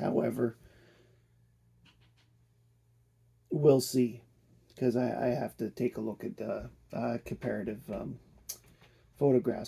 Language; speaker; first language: English; native; English